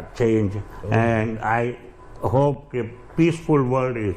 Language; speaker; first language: English; non-native, learner; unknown